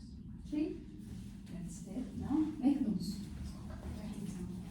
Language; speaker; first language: English; non-native, fluent; Kazakh